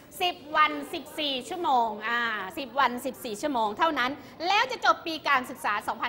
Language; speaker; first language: Thai; native; Thai